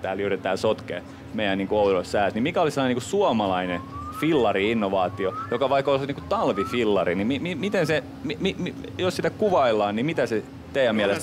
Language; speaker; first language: Finnish; native; Finnish